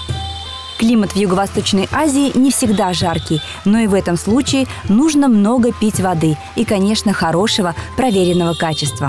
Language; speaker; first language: Russian; native; Russian